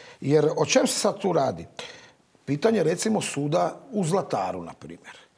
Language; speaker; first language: Croatian; native; Croatian